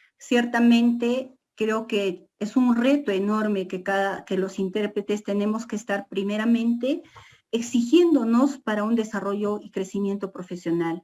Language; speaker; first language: Spanish; non-native, local second language; Quechua